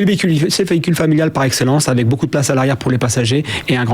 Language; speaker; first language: French; native; French